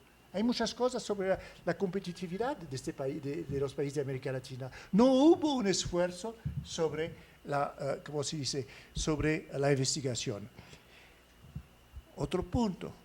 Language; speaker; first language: Spanish; non-native, fluent; French